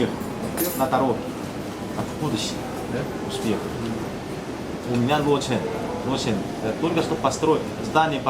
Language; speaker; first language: Russian; non-native, learner; Chinese